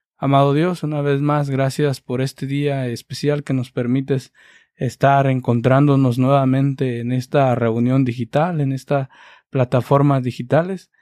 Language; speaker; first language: Spanish; native; Spanish